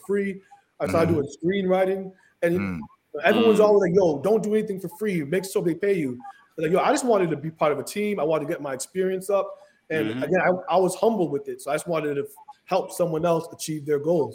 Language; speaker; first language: English; early bilingual, other home language; Haitian Creole